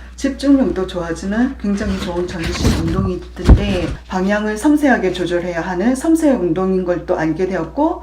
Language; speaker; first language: Korean; native; Korean